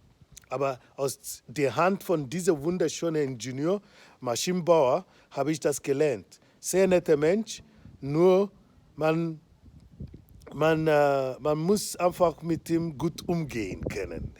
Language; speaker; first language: German; non-native, fluent; Igbo